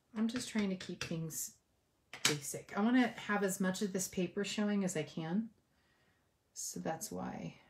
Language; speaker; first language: English; native; English